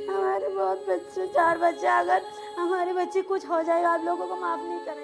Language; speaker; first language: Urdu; non-native, local second language; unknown